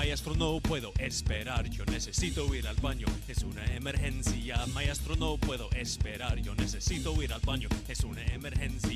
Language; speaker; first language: Spanish; non-native, learner; English